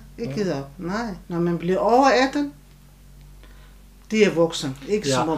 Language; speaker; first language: Danish; non-native, learner; Turkish